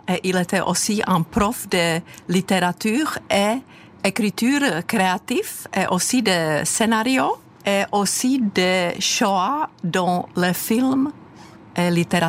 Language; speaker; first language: French; non-native, fluent; Czech